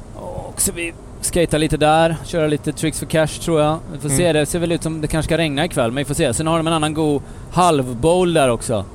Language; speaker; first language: Swedish; native; Swedish